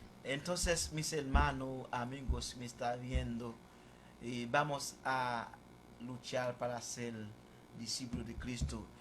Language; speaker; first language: Spanish; non-native, fluent; Haitian Creole